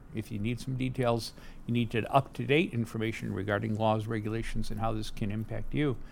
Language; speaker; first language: English; native; English